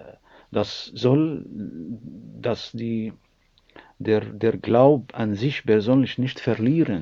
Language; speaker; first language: German; non-native, learner; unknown